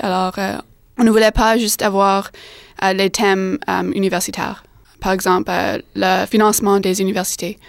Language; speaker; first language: French; non-native, fluent; English